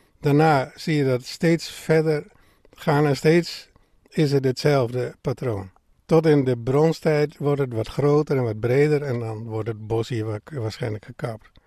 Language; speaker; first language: Dutch; native; Dutch